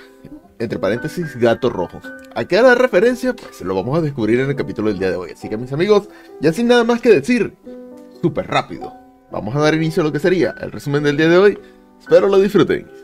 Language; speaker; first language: Spanish; native; Spanish